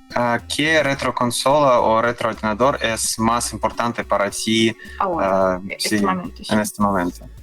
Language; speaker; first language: Spanish; non-native, learner; Russian